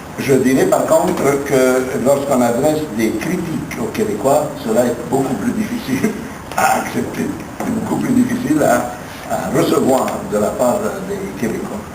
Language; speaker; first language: French; non-native, local second language; Arabic